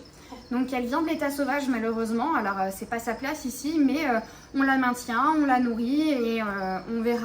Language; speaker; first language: French; native; French